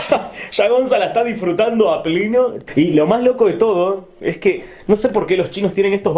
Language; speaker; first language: Spanish; native; Spanish